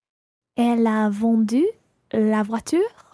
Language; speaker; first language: French; non-native, learner; English